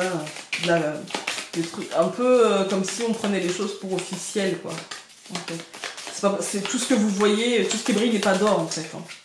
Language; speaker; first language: French; native; French